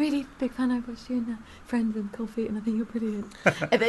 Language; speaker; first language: English; native; English